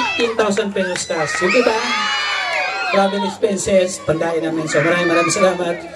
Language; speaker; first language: Filipino; native; Filipino